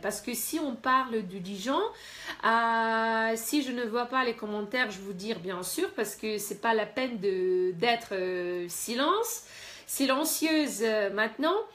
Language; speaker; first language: French; non-native, fluent; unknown